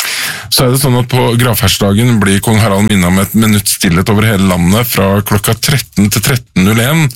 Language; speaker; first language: Norwegian; native; Norwegian